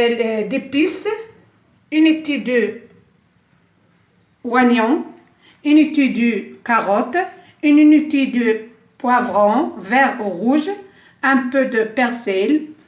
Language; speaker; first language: French; non-native, local second language; Arabic